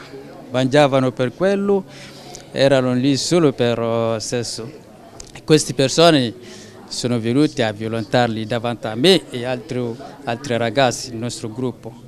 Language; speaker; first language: Italian; non-native, learner; French